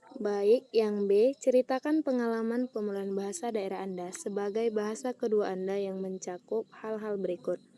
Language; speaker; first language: Indonesian; native; Indonesian